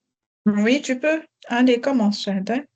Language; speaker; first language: French; non-native, local second language; Arabic